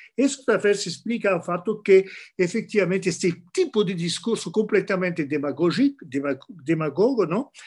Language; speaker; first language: Portuguese; non-native, fluent; French